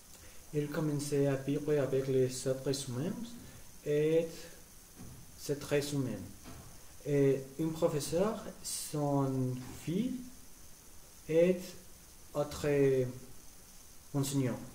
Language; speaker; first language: French; non-native, learner; Spanish